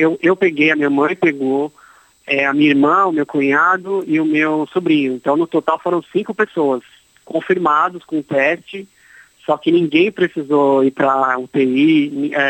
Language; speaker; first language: Portuguese; native; Portuguese